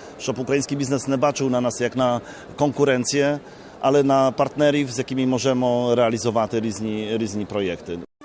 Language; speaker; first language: Polish; non-native, learner; Ukrainian